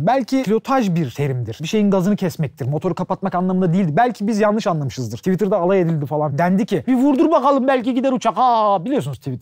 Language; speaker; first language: Turkish; native; Turkish